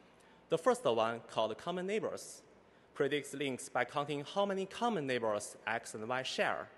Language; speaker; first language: English; non-native, fluent; Chinese